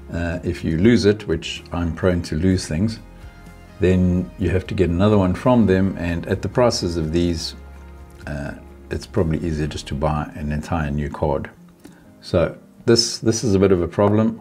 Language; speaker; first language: English; native; English